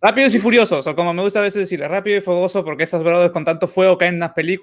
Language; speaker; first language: Spanish; native; Spanish